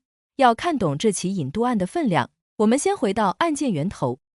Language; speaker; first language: Chinese; native; Chinese